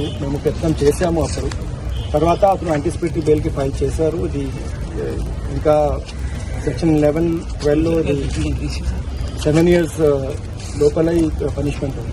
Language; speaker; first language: Telugu; non-native, learner; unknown